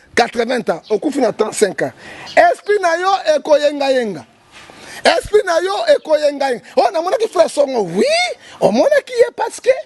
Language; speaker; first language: Lingala; native; Lingala